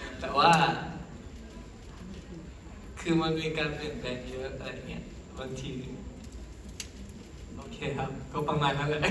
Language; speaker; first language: Thai; native; Thai